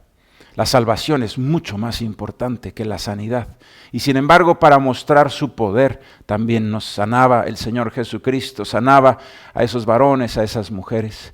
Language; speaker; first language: Spanish; native; Spanish